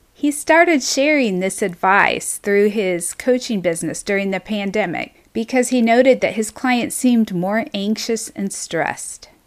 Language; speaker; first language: English; native; English